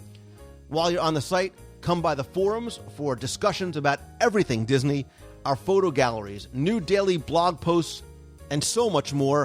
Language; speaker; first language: English; native; English